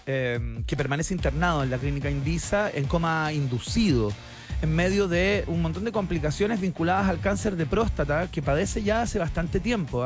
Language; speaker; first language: Spanish; native; Spanish